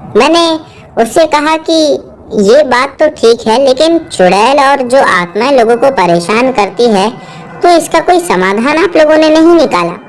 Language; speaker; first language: Hindi; native; Hindi